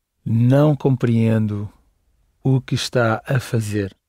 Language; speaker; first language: Portuguese; non-native, learner; English